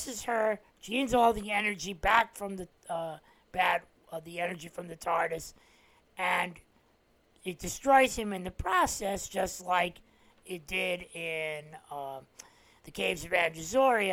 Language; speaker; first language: English; native; English